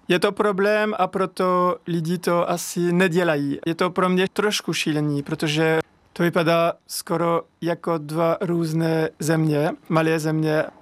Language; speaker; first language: Czech; non-native, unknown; French